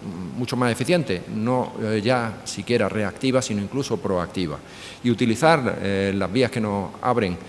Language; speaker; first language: Spanish; native; Spanish